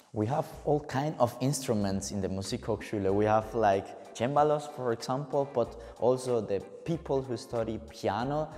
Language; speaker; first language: English; non-native, fluent; Spanish